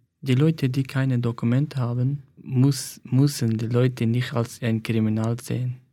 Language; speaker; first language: German; non-native, fluent; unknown